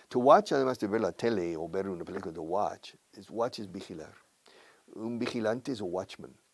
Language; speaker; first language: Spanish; non-native, fluent; English